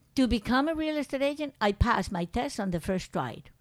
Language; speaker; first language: English; non-native, fluent; Spanish